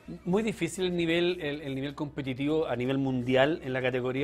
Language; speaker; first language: Spanish; native; Spanish